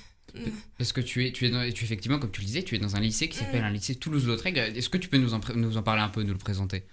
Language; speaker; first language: French; native; French